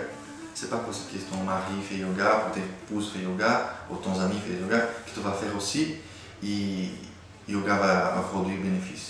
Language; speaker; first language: French; non-native, fluent; Portuguese